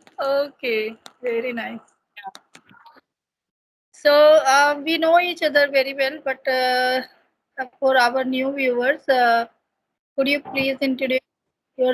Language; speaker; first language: English; non-native, learner; Hindi